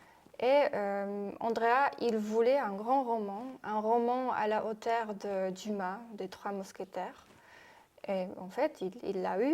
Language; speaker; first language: French; non-native, fluent; Polish